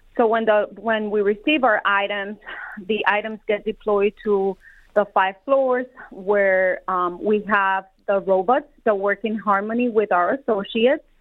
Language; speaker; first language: English; non-native, fluent; Spanish